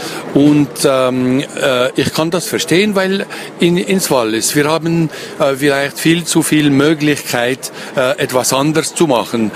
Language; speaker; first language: German; non-native, local second language; French